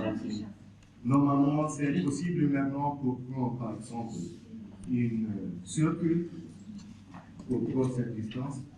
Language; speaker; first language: French; non-native, learner; German